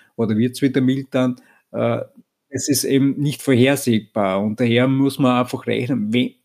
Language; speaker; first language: German; native; German